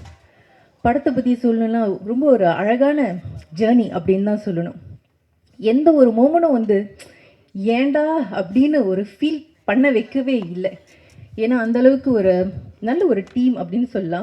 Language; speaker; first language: Tamil; native; Tamil